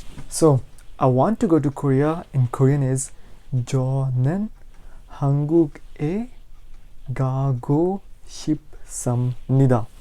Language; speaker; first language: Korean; non-native, learner; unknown